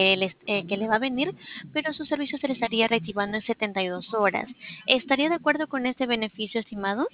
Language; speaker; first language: Spanish; native; Spanish